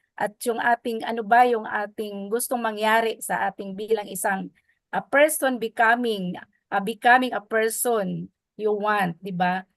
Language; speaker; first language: Filipino; non-native, local second language; Waray